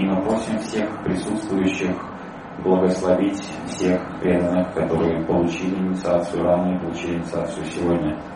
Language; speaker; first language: Russian; native; Russian